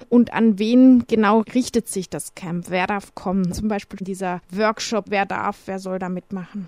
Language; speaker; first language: German; native; German